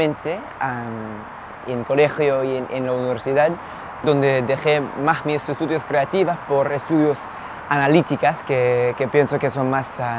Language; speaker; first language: Spanish; non-native, fluent; English